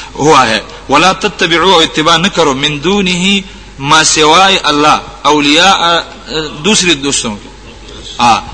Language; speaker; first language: Urdu; non-native, local second language; Pashto